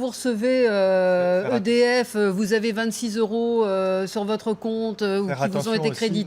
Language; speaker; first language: French; native; French